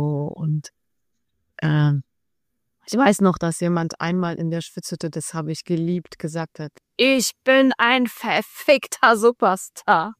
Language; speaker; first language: German; non-native, fluent; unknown